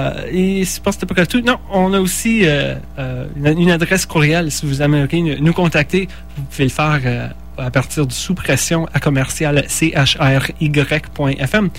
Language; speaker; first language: French; native; French